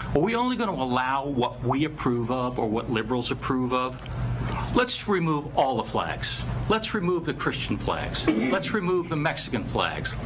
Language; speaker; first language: English; native; English